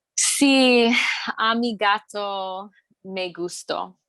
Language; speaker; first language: Spanish; non-native, learner; English